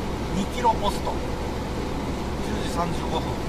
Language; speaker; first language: Japanese; native; Japanese